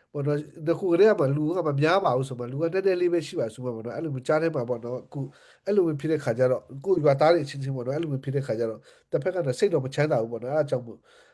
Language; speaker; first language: Burmese; non-native, local second language; Hakha Chin